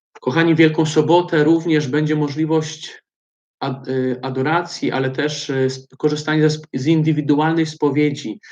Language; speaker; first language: Polish; native; Polish